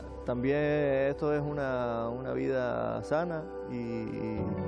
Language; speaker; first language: Spanish; non-native, learner; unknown